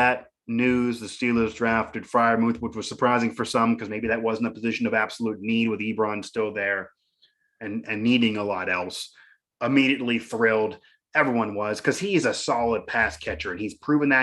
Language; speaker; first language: English; native; English